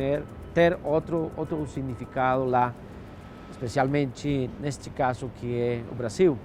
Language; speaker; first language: Portuguese; non-native, fluent; Spanish